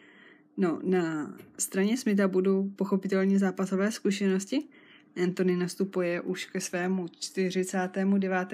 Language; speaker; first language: Czech; native; Czech